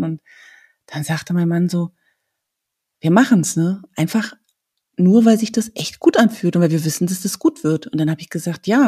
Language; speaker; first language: German; native; German